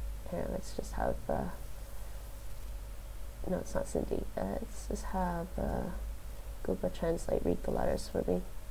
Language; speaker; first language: English; native; English